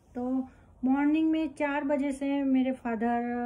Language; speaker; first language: Hindi; non-native, local second language; Gujarati